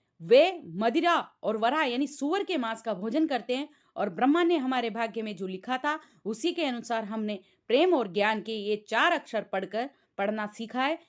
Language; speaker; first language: Hindi; native; Hindi